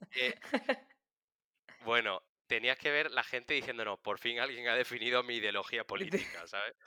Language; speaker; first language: Spanish; native; Spanish